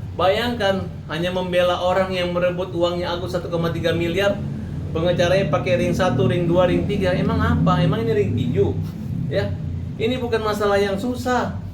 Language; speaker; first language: Indonesian; native; Indonesian